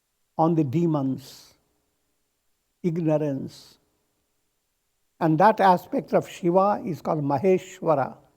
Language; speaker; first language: English; non-native, local second language; Hindi